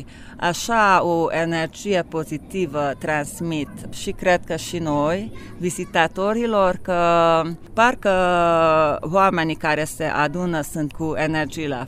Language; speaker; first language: Romanian; non-native, local second language; Hungarian